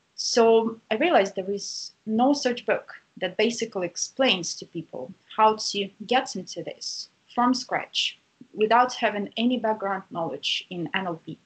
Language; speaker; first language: English; non-native, fluent; Russian